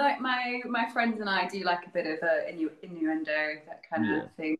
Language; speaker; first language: English; native; English